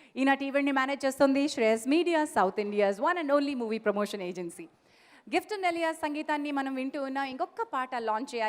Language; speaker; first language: Telugu; native; Telugu